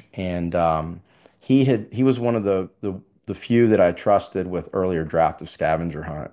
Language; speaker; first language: English; native; English